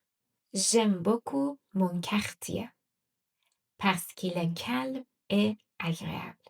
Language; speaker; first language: French; non-native, fluent; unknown